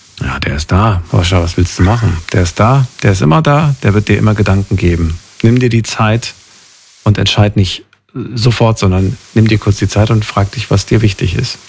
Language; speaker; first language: German; native; German